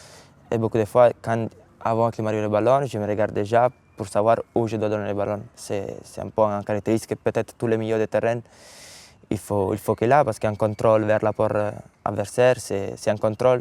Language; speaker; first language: French; non-native, learner; Italian